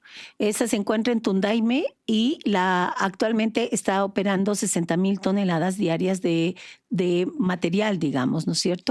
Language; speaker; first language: Spanish; native; Spanish